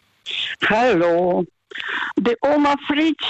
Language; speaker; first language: German; non-native, fluent; Russian